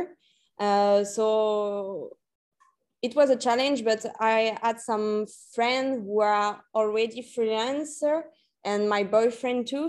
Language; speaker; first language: English; non-native, learner; French